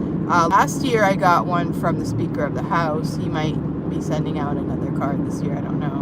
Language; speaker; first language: English; native; English